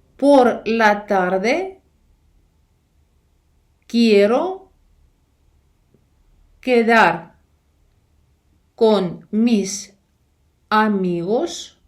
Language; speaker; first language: Spanish; non-native, fluent; Ukrainian